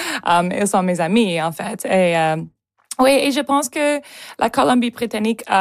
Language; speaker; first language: French; non-native, local second language; English